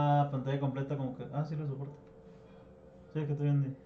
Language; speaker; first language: Spanish; native; Spanish